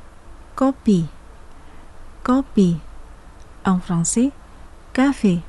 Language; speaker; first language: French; non-native, fluent; Indonesian